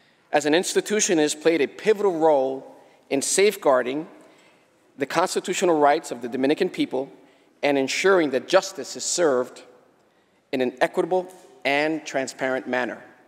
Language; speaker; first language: English; early bilingual, other home language; Spanish